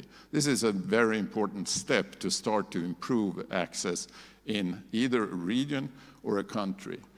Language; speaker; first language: English; non-native, fluent; Swedish